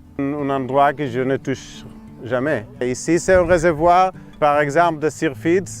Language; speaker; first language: French; non-native, fluent; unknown